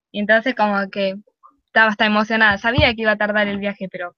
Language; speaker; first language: Spanish; native; Spanish